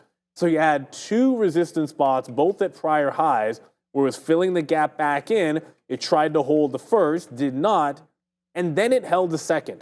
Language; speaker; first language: English; native; English